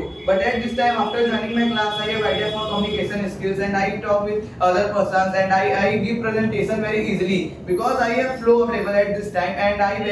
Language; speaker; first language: English; non-native, learner; Hindi